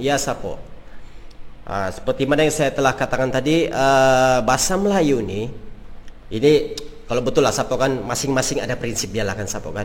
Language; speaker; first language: Malay; native; Malay